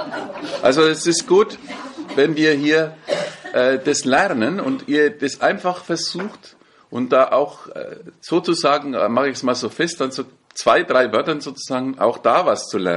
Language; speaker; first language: German; native; German